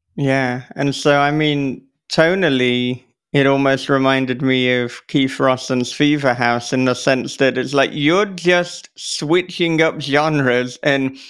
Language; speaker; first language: English; native; English